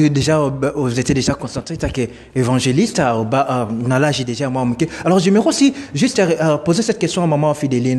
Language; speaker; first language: French; non-native, local second language; Lingala